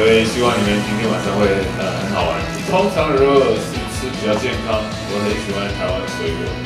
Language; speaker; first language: Chinese; early bilingual, heritage; English